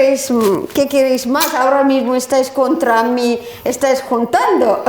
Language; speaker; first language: Spanish; non-native, learner; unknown